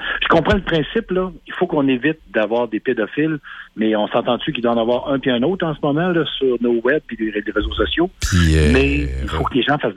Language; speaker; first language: French; native; French